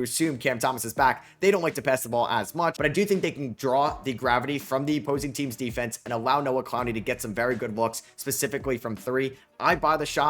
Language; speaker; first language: English; native; English